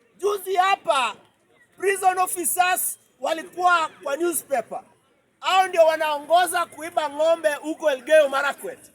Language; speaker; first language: Swahili; native; Swahili